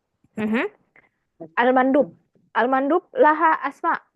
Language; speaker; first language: Arabic; non-native, fluent; Indonesian